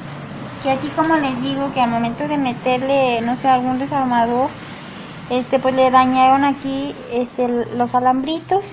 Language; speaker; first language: Spanish; native; Spanish